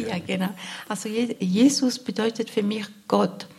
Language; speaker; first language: German; non-native, learner; Arabic